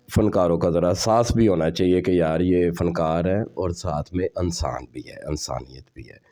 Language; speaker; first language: Urdu; non-native, local second language; Punjabi